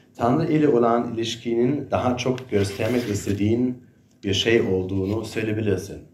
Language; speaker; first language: Turkish; non-native, fluent; German